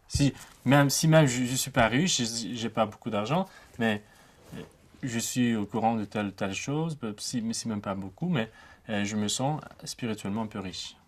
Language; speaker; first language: French; non-native, fluent; Uzbek